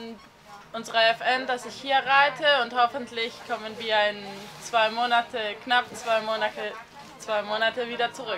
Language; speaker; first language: German; non-native, fluent; Spanish